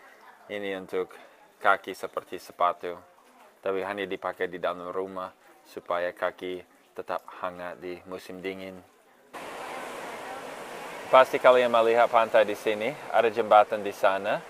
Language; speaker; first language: Indonesian; non-native, fluent; English